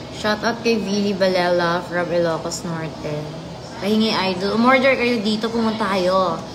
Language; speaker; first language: Filipino; non-native, local second language; Cebuano